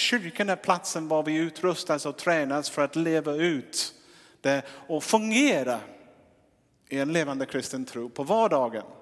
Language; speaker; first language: Swedish; non-native, fluent; English